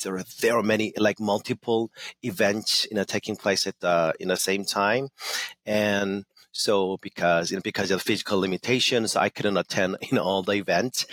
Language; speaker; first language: English; non-native, fluent; Korean